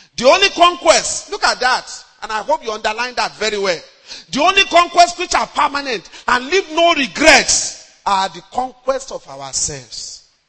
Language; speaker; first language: English; non-native, local second language; Yoruba